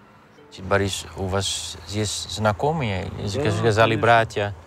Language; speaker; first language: Russian; non-native, fluent; Dutch